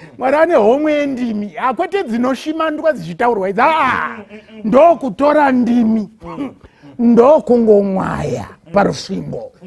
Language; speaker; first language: Shona; native; Shona